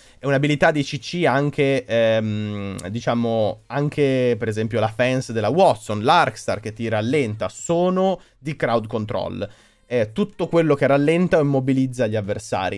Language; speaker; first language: Italian; native; Italian